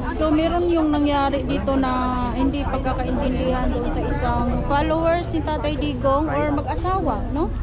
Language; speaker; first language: Filipino; native; Filipino